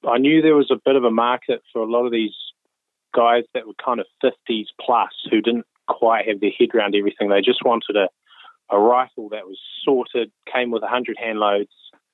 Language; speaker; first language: English; native; English